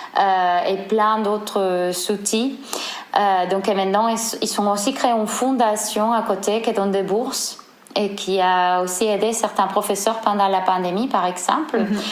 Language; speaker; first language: French; non-native, fluent; Spanish